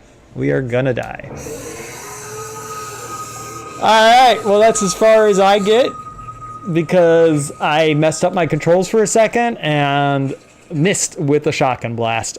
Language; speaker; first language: English; native; English